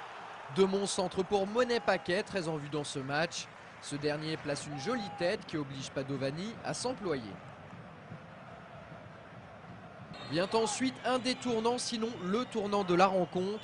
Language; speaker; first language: French; native; French